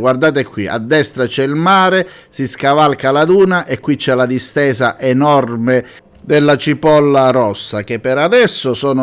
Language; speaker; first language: Italian; native; Italian